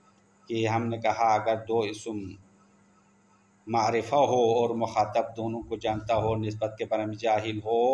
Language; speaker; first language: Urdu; non-native, local second language; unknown